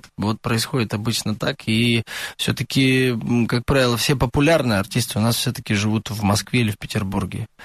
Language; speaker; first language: Russian; native; Russian